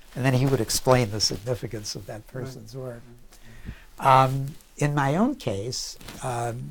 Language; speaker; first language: English; native; English